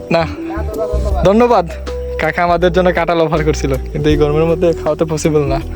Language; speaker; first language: Bangla; non-native, local second language; Sylheti